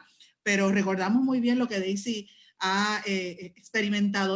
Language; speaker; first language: Spanish; native; Spanish